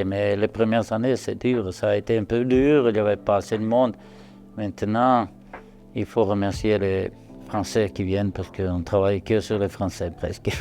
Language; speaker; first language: French; non-native, local second language; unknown